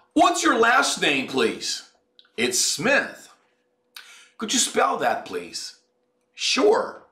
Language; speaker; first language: English; non-native, fluent; Portuguese